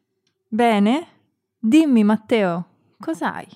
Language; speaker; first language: Italian; non-native, learner; English